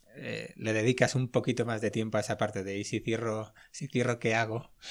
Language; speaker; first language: Spanish; native; Spanish